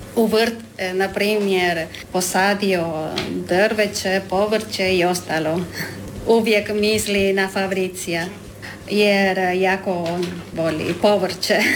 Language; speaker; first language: Croatian; non-native, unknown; Spanish